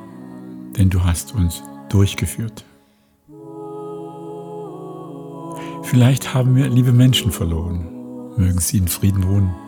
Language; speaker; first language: German; native; German